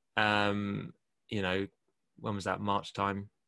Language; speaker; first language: English; native; English